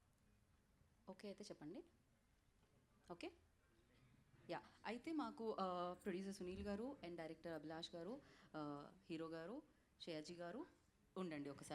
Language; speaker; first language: Telugu; native; Telugu